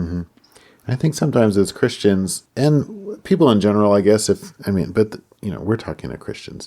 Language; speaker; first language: English; native; English